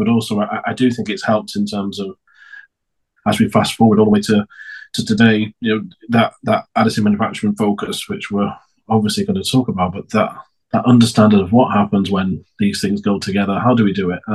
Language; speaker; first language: English; native; English